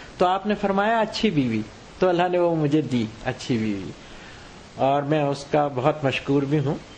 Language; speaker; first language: Urdu; native; Urdu